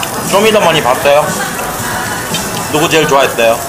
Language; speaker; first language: Korean; native; Korean